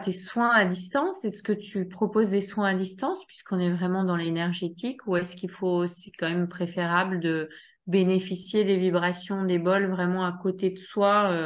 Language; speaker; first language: French; native; French